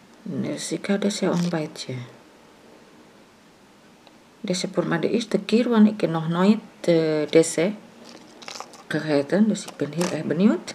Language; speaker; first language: Dutch; non-native, learner; Indonesian